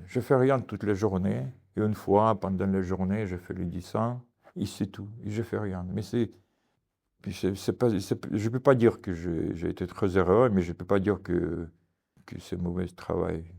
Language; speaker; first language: French; non-native, learner; Ukrainian